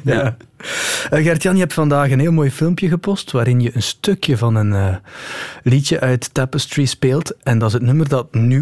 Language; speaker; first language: Dutch; native; Dutch